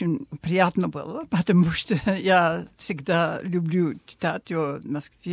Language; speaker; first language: Russian; non-native, fluent; English